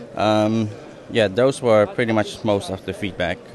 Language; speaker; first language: English; non-native, fluent; Dutch